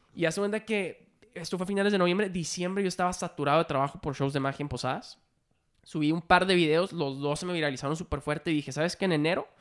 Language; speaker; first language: Spanish; native; Spanish